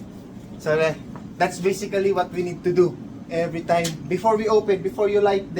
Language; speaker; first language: English; non-native, fluent; Filipino